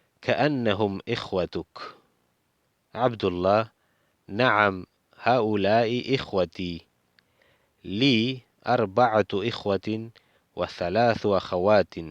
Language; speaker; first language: Arabic; non-native, fluent; Spanish